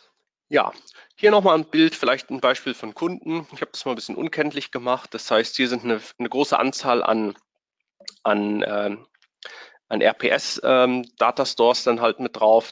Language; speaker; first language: German; native; German